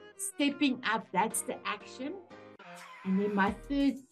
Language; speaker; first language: English; non-native, local second language; Afrikaans